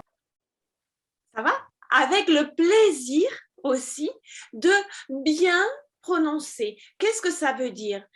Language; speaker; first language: French; native; French